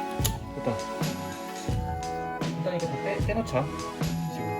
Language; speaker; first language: Korean; native; Korean